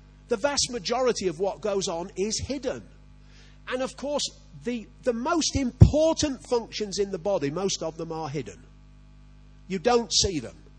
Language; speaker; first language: English; native; English